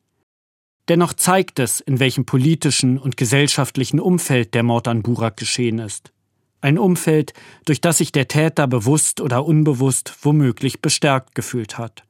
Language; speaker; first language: German; native; German